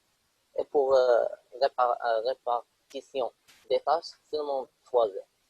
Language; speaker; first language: French; non-native, local second language; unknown